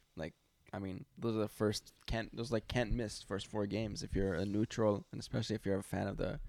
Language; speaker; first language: English; native; English